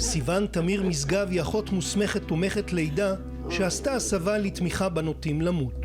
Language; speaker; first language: Hebrew; native; Hebrew